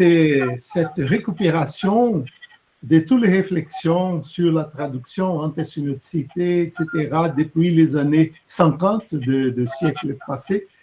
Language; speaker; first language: French; non-native, fluent; Portuguese